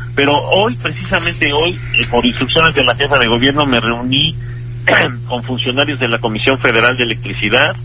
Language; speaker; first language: Spanish; native; Spanish